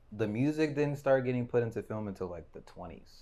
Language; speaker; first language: English; native; English